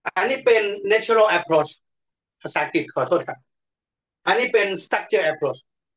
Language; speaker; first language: Thai; native; Thai